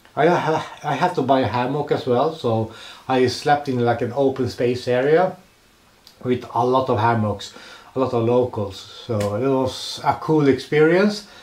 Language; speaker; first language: English; non-native, fluent; Swedish